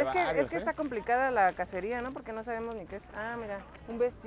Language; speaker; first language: Spanish; native; Spanish